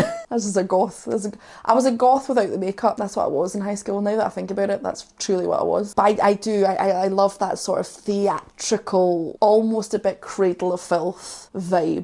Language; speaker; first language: English; native; English